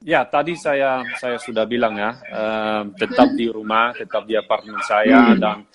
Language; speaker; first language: Indonesian; non-native, fluent; Dutch